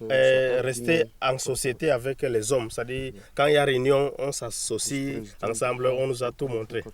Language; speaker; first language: French; non-native, local second language; Fula